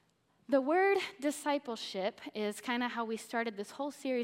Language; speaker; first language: English; native; English